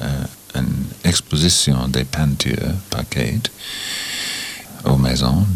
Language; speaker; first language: French; non-native, learner; English